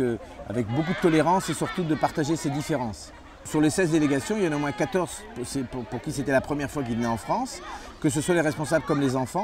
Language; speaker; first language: French; native; French